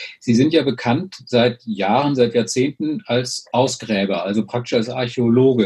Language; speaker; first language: German; native; German